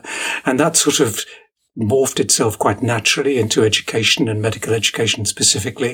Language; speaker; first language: English; native; English